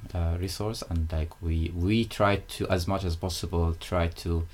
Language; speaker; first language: English; non-native, fluent; Arabic